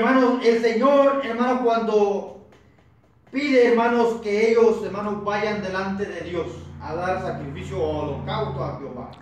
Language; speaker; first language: Spanish; native; Spanish